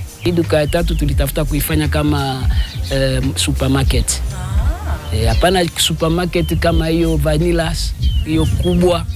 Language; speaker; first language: Swahili; native; Swahili